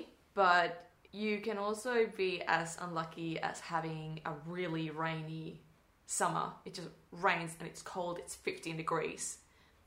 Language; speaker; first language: English; non-native, fluent; Swedish